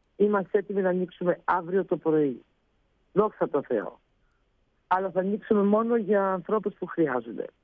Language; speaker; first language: Greek; early bilingual, heritage; Greek